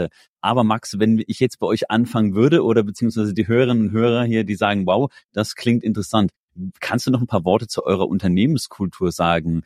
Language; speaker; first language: German; native; German